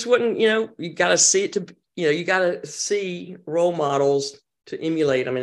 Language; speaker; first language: English; native; English